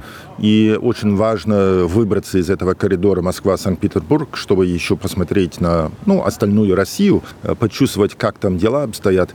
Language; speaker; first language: Russian; non-native, fluent; English